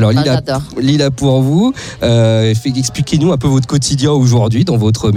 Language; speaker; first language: French; native; French